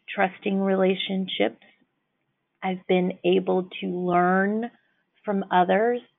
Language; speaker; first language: English; native; English